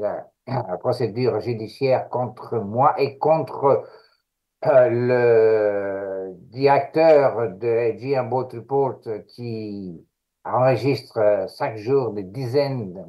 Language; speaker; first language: French; non-native, fluent; Greek